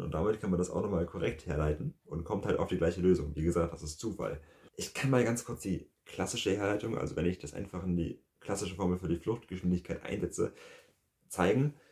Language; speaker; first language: German; native; German